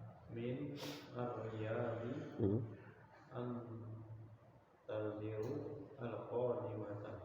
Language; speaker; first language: Arabic; non-native, learner; Indonesian